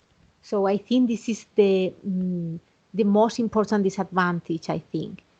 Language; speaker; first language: English; non-native, fluent; Spanish